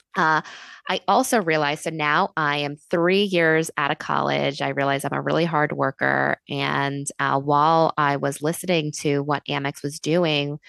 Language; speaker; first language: English; native; English